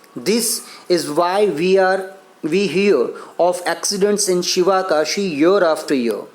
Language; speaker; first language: English; non-native, local second language; Gujarati